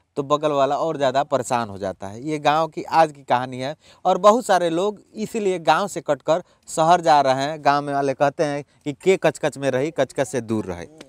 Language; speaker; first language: Hindi; native; Hindi